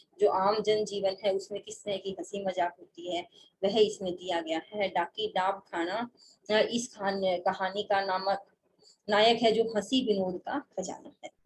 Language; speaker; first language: Hindi; native; Hindi